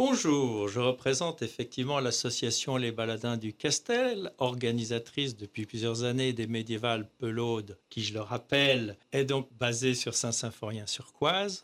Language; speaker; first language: French; native; French